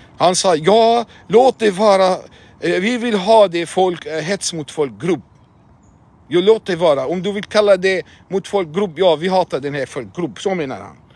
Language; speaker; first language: Swedish; non-native, fluent; Arabic